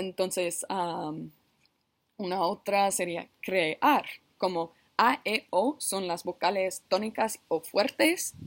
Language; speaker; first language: Spanish; non-native, learner; English